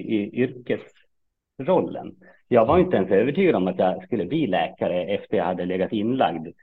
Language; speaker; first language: Swedish; native; Swedish